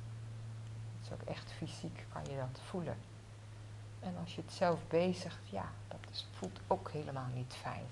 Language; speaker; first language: Dutch; native; Dutch